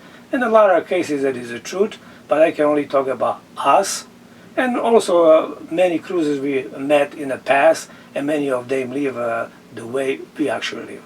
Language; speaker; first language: English; non-native, fluent; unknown